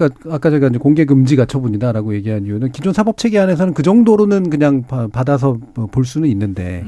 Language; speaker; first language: Korean; native; Korean